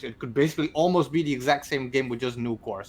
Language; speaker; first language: English; native; English